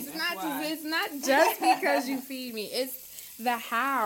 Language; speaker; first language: English; native; English